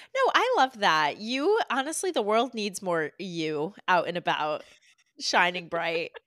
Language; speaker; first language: English; native; English